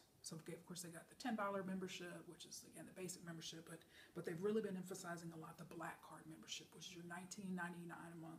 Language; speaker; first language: English; native; English